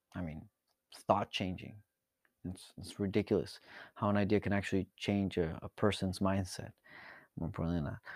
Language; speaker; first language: English; early bilingual, other home language; Spanish